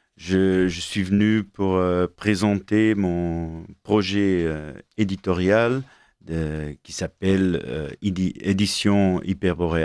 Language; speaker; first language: French; non-native, fluent; Portuguese